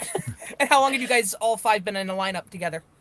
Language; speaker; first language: English; native; English